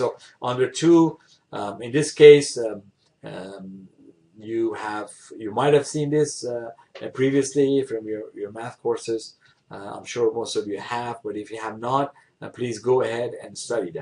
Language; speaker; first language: English; non-native, fluent; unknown